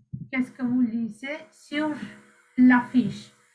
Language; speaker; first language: French; non-native, fluent; Sinhala